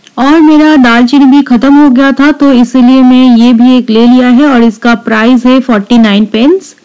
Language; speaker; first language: Hindi; non-native, local second language; Bangla